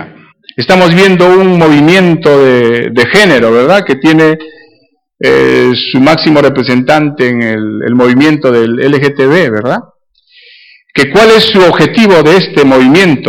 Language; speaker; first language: Spanish; native; Spanish